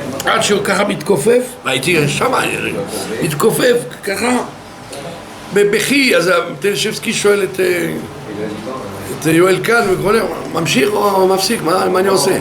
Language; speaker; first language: Hebrew; non-native, fluent; French